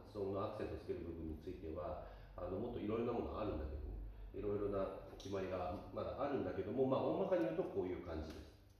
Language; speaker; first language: Japanese; native; Japanese